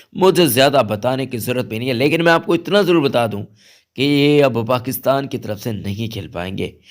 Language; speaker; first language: Urdu; native; Urdu